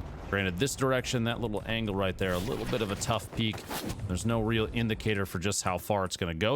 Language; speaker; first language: English; native; English